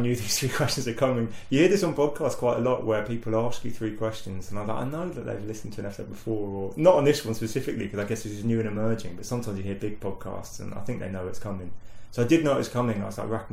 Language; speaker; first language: English; native; English